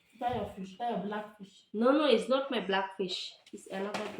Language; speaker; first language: English; non-native, learner; Bangla